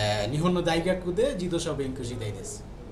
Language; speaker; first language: Japanese; non-native, fluent; Bangla